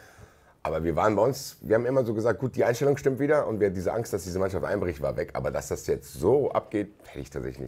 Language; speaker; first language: German; native; German